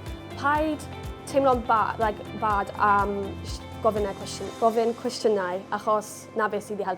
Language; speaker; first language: Welsh; non-native, local second language; English